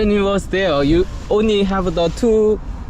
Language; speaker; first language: English; non-native, learner; Korean